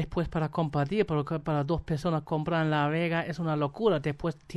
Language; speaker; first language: Spanish; non-native, fluent; German